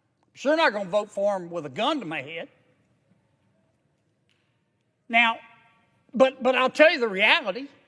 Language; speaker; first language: English; native; English